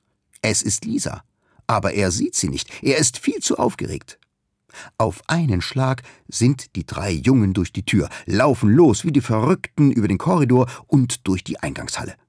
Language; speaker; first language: German; native; German